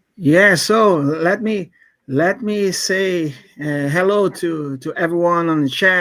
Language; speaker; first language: English; non-native, fluent; Portuguese